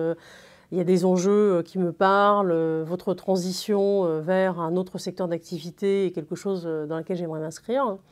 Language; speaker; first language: French; native; French